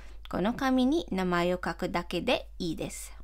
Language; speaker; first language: Japanese; non-native, fluent; Filipino